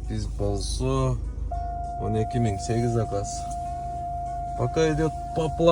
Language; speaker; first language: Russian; non-native, local second language; Kyrgyz